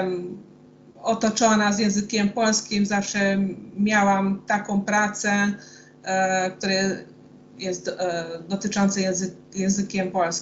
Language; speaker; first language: Polish; non-native, fluent; Hungarian